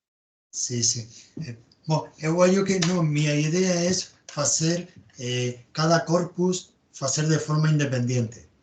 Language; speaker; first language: Portuguese; non-native, learner; Spanish